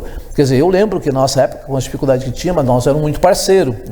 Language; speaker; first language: Portuguese; native; Portuguese